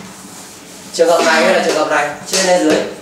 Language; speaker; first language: Vietnamese; native; Vietnamese